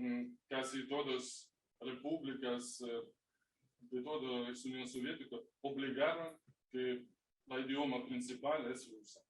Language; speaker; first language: Spanish; non-native, fluent; Ukrainian